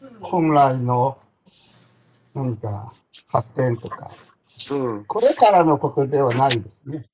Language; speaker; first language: Japanese; non-native, learner; Chinese